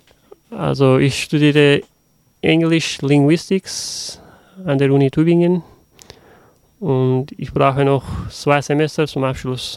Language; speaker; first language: German; non-native, learner; Uzbek